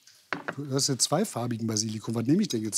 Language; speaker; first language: German; native; German